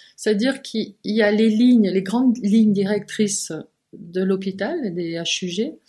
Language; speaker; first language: French; native; French